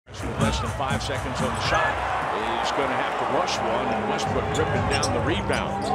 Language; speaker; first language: English; native; English